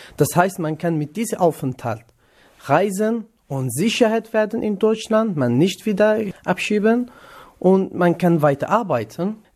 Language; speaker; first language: German; non-native, learner; Kurdish